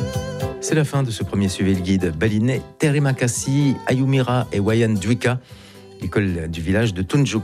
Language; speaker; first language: French; native; French